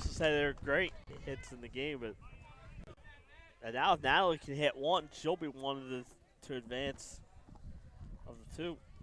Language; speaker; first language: English; native; English